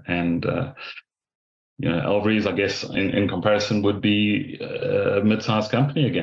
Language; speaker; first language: English; native; English